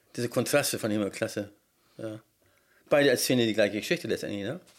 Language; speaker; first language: German; early bilingual, heritage; German